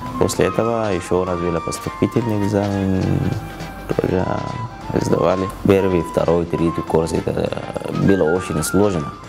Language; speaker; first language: Russian; non-native, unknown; Arabic